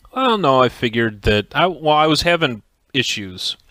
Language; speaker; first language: English; native; English